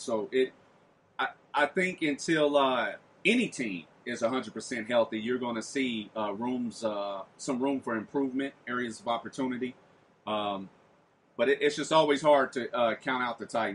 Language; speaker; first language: English; native; English